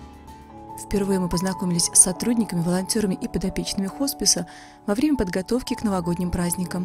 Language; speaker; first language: Russian; native; Russian